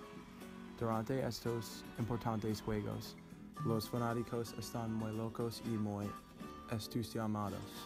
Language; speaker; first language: Spanish; non-native, learner; English